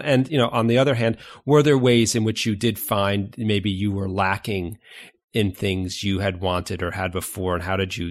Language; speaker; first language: English; native; English